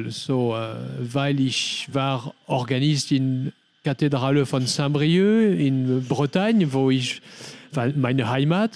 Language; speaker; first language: German; non-native, learner; French